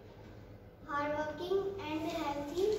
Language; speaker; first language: English; non-native, learner; Hindi